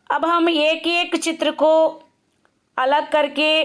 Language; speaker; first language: Hindi; non-native, local second language; Telugu